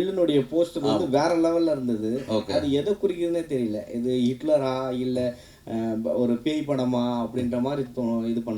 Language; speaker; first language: Tamil; native; Tamil